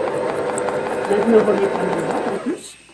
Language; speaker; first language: French; native; French